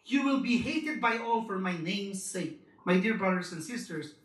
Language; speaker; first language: English; non-native, local second language; Filipino